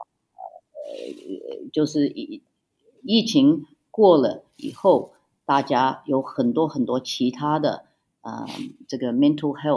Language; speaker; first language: Chinese; early bilingual, heritage; Chinese